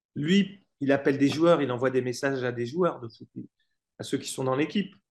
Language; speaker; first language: French; native; French